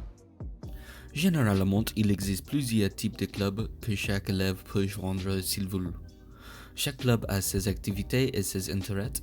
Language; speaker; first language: French; non-native, learner; English